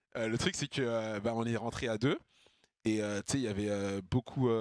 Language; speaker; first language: French; native; French